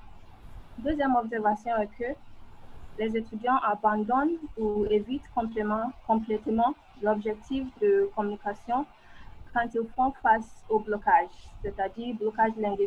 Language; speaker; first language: French; non-native, fluent; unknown